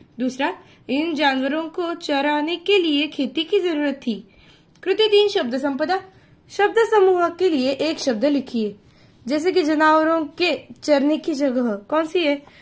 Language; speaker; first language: Hindi; non-native, local second language; Marathi